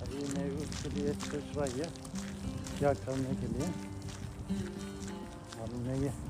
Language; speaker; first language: Hindi; non-native, learner; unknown